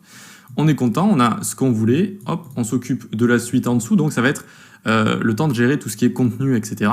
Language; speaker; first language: French; native; French